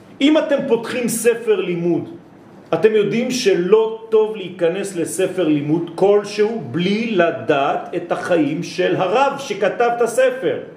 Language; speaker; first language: Hebrew; non-native, fluent; French